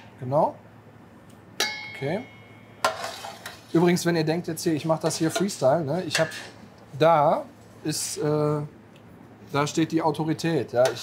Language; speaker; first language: German; native; German